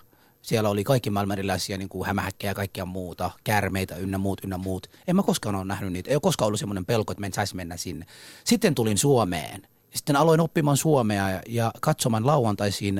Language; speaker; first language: Finnish; early bilingual, other home language; Somali